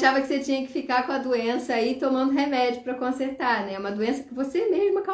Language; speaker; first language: Portuguese; native; Portuguese